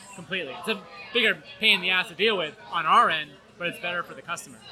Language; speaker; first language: English; native; English